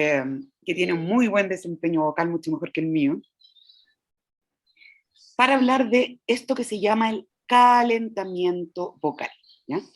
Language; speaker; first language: Spanish; native; Spanish